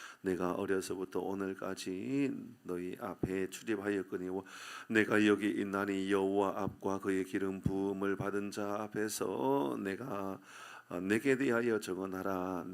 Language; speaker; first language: Korean; native; Korean